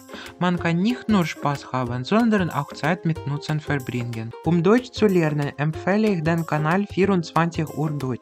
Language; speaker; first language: German; non-native, learner; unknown